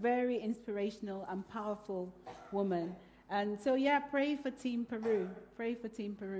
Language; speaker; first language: English; non-native, local second language; Yoruba